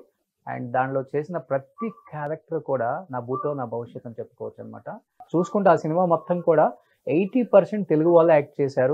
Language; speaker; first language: Telugu; native; Telugu